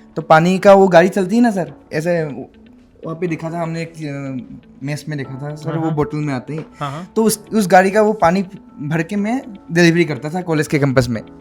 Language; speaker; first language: Hindi; non-native, local second language; Assamese